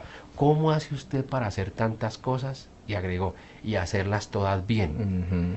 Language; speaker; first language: Spanish; native; Spanish